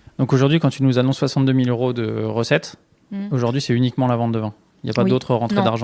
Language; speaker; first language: French; native; French